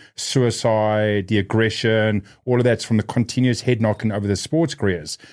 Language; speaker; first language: English; native; English